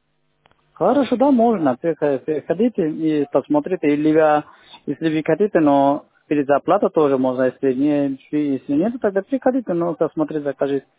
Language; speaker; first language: Russian; non-native, learner; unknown